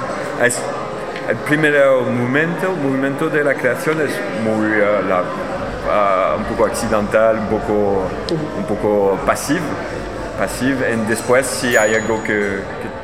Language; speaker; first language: Spanish; non-native, learner; French